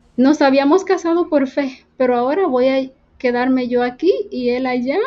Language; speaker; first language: Spanish; native; Spanish